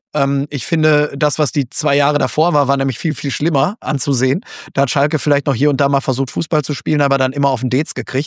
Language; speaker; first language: German; native; German